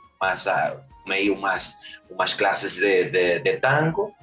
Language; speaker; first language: Portuguese; early bilingual, heritage; Spanish